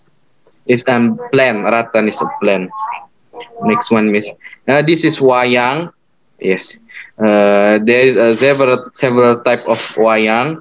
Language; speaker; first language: English; non-native, learner; Indonesian